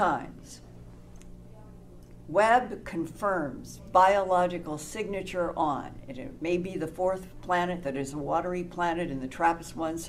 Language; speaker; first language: English; native; English